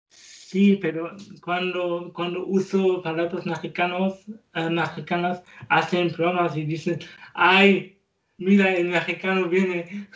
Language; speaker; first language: Spanish; non-native, learner; German